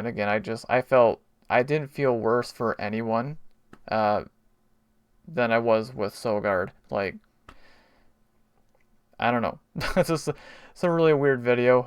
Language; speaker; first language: English; native; English